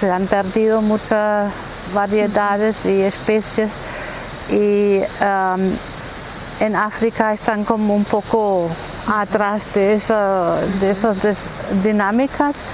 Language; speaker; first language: Spanish; non-native, fluent; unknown